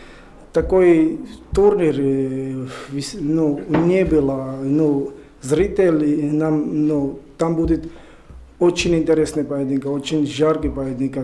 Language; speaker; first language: Russian; non-native, learner; Georgian